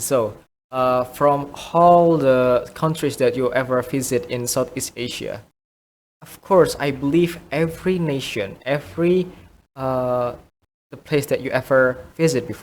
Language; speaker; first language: English; non-native, fluent; Indonesian